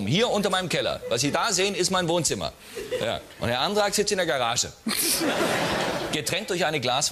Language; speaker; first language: German; native; German